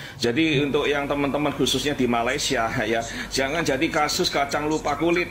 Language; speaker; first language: Indonesian; native; Indonesian